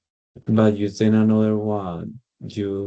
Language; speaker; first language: English; non-native, learner; Spanish